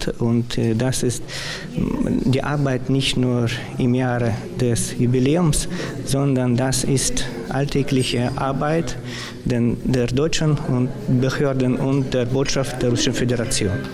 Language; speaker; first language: German; non-native, fluent; Russian